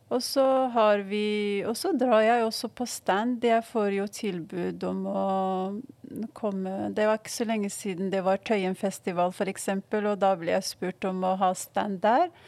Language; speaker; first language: Norwegian; non-native, fluent; Arabic